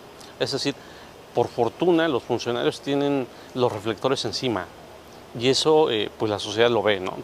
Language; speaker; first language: Spanish; native; Spanish